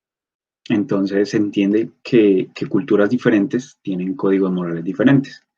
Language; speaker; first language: Spanish; native; Spanish